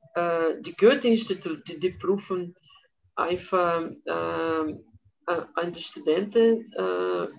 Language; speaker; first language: German; non-native, fluent; Portuguese